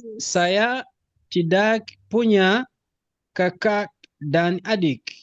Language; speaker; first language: Indonesian; non-native, learner; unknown